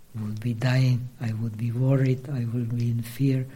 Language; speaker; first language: English; non-native, fluent; Czech